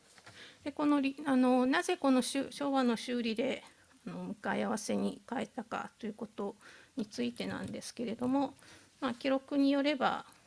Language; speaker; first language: Japanese; native; Japanese